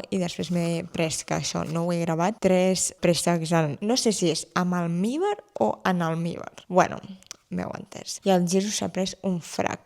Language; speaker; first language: Catalan; native; Catalan